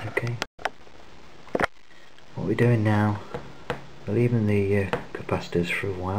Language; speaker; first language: English; native; English